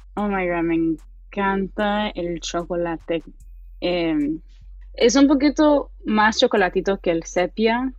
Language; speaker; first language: Spanish; early bilingual, heritage; Spanish